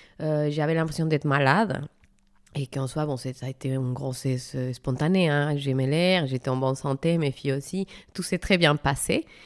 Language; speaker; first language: French; non-native, fluent; Spanish